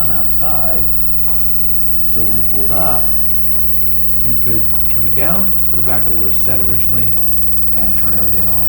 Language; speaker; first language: English; native; English